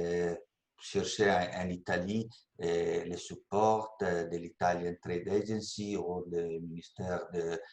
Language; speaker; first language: French; non-native, learner; Italian